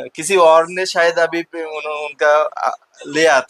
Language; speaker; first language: Hindi; non-native, local second language; Bangla